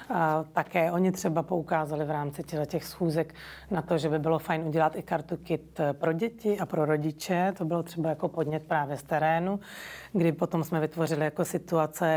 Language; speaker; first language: Czech; native; Czech